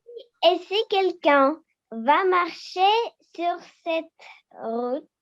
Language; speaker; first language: French; non-native, learner; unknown